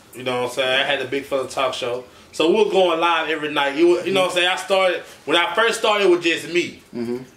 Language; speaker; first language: English; native; English